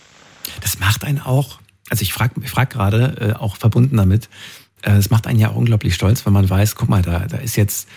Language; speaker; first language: German; native; German